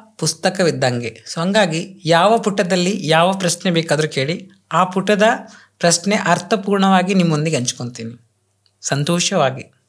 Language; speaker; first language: Kannada; native; Kannada